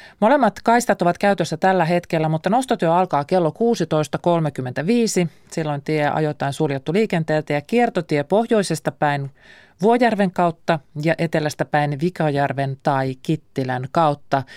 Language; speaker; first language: Finnish; native; Finnish